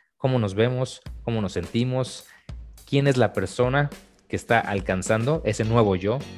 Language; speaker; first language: Spanish; native; Spanish